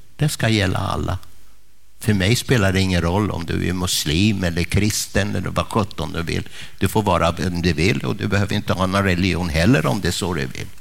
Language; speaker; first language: Swedish; early bilingual, other home language; Polish